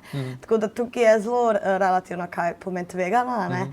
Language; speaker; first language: Slovenian; native; Slovenian